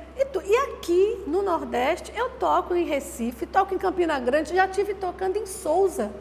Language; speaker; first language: Portuguese; native; Portuguese